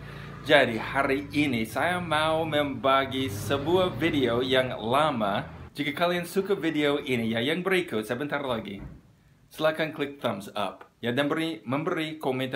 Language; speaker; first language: Indonesian; non-native, fluent; English